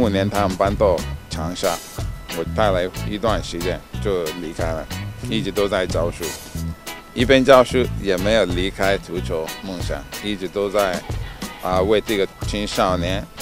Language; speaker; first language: Chinese; non-native, fluent; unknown